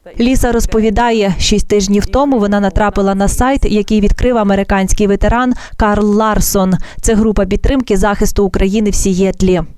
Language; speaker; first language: Ukrainian; native; Ukrainian